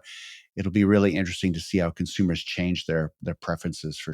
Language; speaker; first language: English; native; English